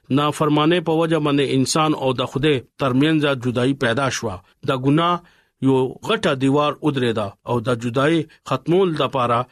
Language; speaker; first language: Pashto; non-native, local second language; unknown